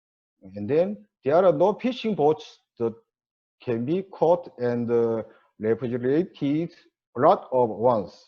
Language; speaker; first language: English; non-native, learner; Korean